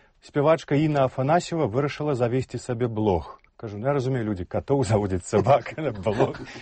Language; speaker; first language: Belarusian; native; Belarusian